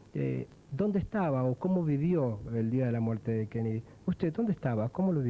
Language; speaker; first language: Spanish; native; Spanish